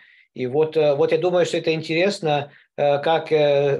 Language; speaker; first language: Russian; non-native, learner; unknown